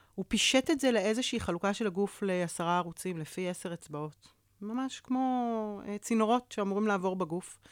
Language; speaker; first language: Hebrew; native; Hebrew